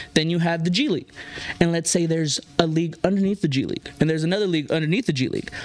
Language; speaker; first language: English; early bilingual, other home language; Spanish